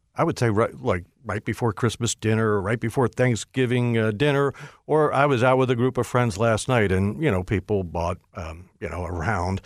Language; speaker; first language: English; native; English